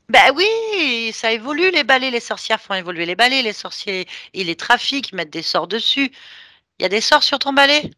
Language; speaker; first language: French; native; French